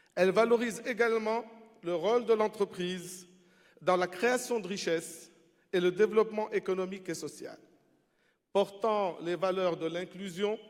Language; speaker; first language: French; non-native, local second language; Arabic